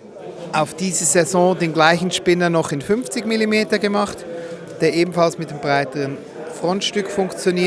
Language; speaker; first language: German; native; German